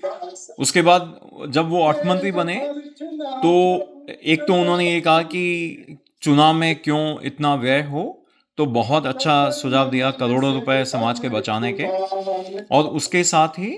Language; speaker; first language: Hindi; native; Hindi